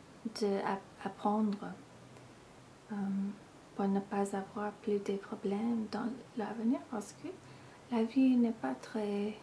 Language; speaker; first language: French; non-native, learner; English